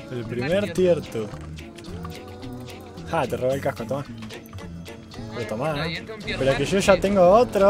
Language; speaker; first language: Spanish; native; Spanish